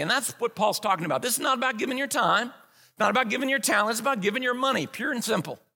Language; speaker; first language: English; native; English